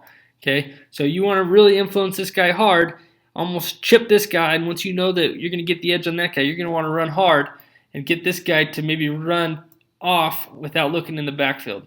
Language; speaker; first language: English; native; English